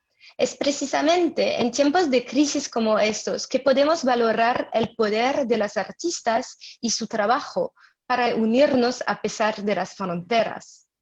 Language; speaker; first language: Spanish; non-native, fluent; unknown